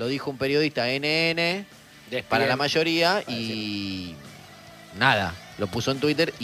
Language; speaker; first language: Spanish; native; Spanish